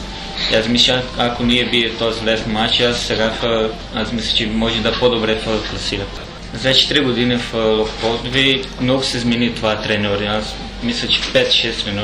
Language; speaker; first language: Bulgarian; non-native, learner; Portuguese